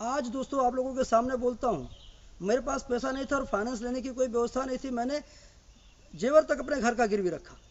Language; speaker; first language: Hindi; native; Hindi